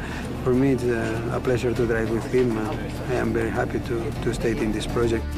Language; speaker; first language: English; non-native, learner; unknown